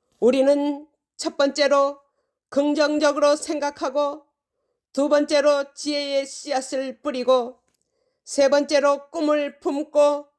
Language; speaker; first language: Korean; native; Korean